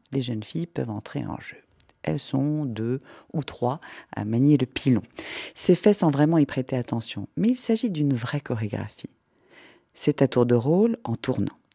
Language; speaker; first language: French; native; French